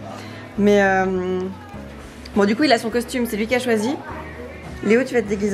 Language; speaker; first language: French; native; French